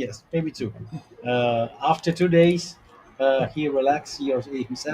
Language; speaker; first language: English; non-native, learner; Italian